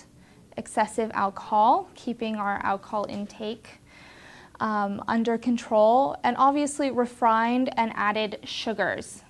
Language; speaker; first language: English; native; English